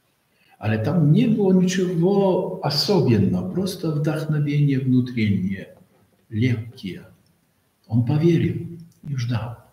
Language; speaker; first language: Russian; non-native, fluent; Polish